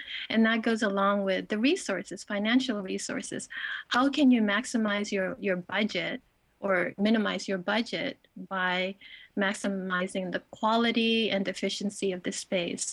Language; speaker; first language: English; early bilingual, other home language; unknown